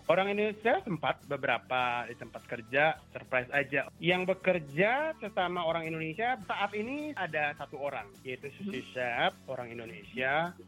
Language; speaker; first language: Indonesian; native; Indonesian